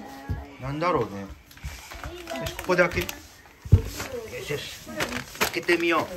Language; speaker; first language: Japanese; native; Japanese